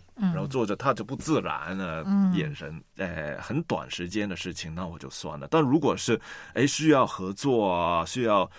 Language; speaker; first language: Chinese; non-native, local second language; Cantonese